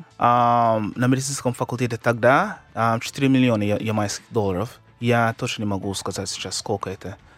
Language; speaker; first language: Russian; non-native, fluent; English